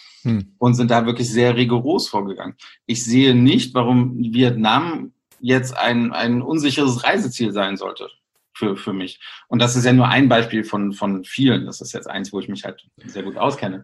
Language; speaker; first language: German; native; German